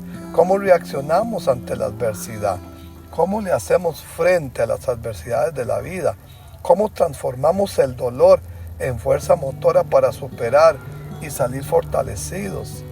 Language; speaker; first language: Spanish; native; Spanish